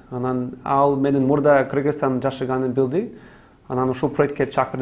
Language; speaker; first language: Kyrgyz; non-native, learner; English